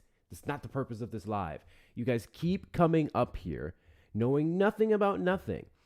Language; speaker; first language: English; native; English